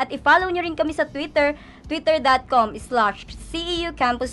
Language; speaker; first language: Filipino; native; Filipino